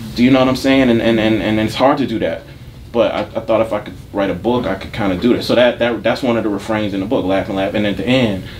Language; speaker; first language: English; native; English